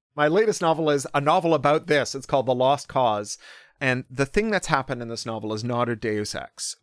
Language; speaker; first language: English; native; English